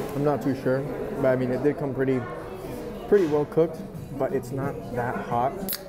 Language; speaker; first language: English; native; English